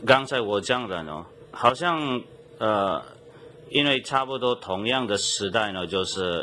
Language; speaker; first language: Chinese; non-native, fluent; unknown